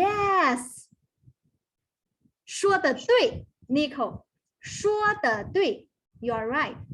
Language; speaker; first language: English; non-native, fluent; Chinese